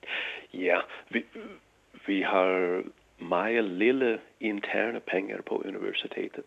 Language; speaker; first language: Danish; non-native, fluent; English